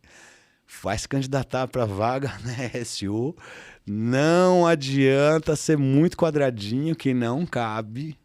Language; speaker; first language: Portuguese; native; Portuguese